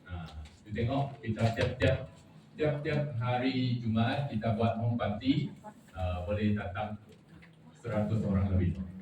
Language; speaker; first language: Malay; non-native, local second language; Chinese